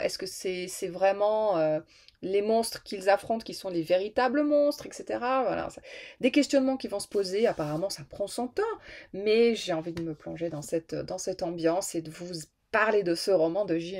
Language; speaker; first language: French; native; French